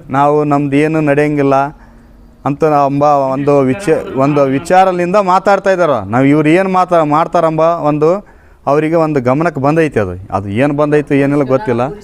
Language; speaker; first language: Kannada; native; Kannada